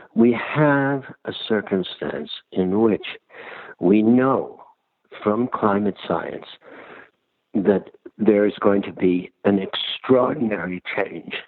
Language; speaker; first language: English; early bilingual, other home language; Ukrainian